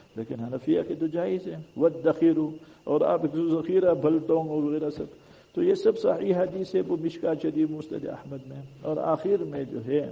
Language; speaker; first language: Urdu; non-native, local second language; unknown